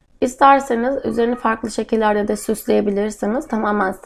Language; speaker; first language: Turkish; native; Turkish